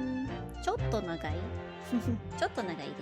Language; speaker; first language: Japanese; non-native, learner; Filipino